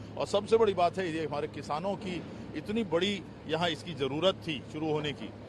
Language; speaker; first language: Hindi; native; Hindi